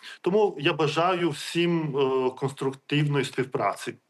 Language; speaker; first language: Ukrainian; non-native, fluent; Lithuanian